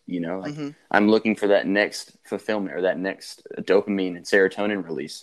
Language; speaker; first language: English; native; English